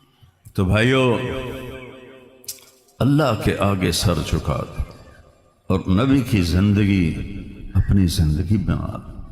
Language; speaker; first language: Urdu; non-native, local second language; Punjabi